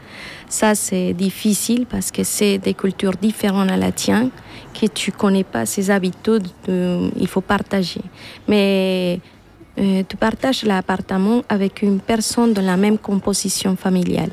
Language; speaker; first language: French; non-native, fluent; Spanish